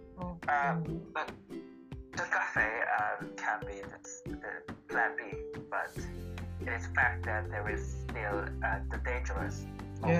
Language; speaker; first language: English; non-native, learner; Korean